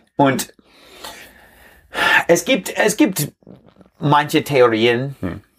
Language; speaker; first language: German; non-native, learner; English